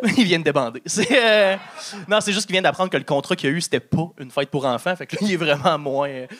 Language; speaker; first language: French; native; French